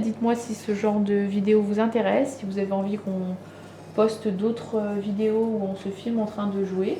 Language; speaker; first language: French; native; French